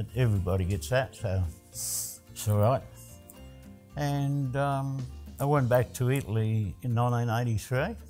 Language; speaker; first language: English; early bilingual, other home language; Italian